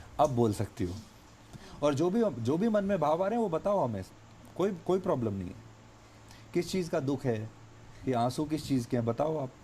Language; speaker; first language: Hindi; native; Hindi